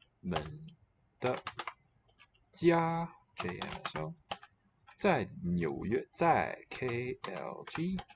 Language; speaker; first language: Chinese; non-native, learner; English